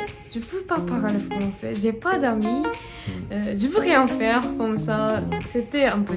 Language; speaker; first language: French; non-native, learner; Japanese